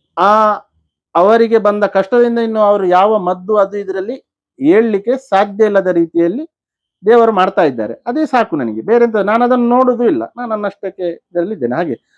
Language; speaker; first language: Kannada; non-native, local second language; Konkani